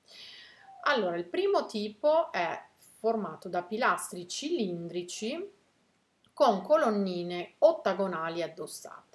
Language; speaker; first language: Italian; native; Italian